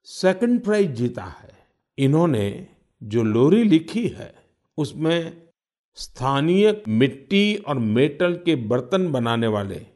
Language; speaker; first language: Hindi; native; Hindi